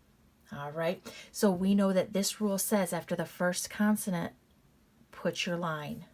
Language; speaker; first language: English; native; English